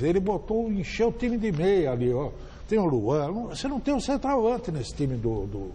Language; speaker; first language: Portuguese; native; Portuguese